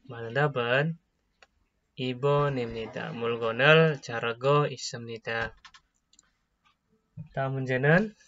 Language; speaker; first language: Korean; non-native, fluent; Indonesian